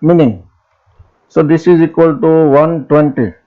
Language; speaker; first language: English; non-native, local second language; Gujarati